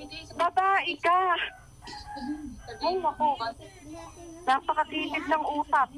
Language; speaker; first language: Filipino; native; Filipino